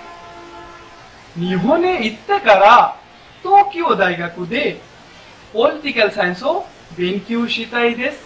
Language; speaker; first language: Japanese; non-native, learner; Bangla